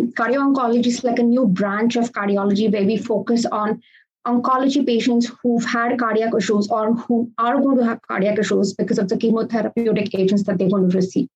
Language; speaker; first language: English; non-native, local second language; Konkani